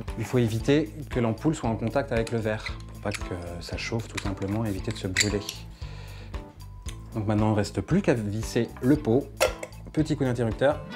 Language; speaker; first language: French; native; French